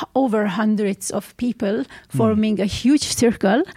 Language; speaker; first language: English; non-native, fluent; Armenian